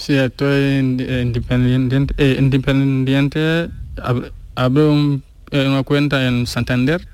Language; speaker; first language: Spanish; non-native, learner; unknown